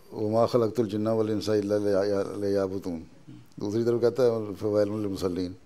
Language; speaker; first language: Urdu; native; Urdu